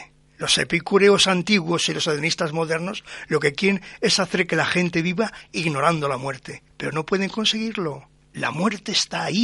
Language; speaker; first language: Spanish; native; Spanish